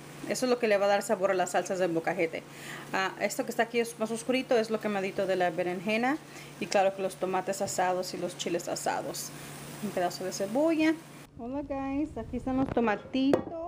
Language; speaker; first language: Spanish; early bilingual, other home language; English